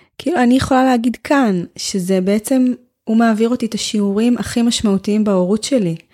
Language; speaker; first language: Hebrew; native; Hebrew